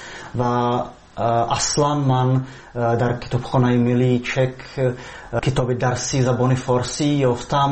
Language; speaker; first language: Persian; non-native, learner; Czech